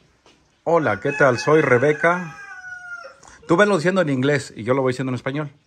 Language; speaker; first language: Spanish; native; Spanish